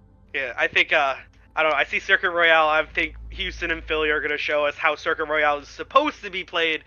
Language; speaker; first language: English; native; English